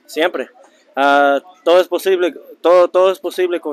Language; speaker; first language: Spanish; early bilingual, heritage; Spanish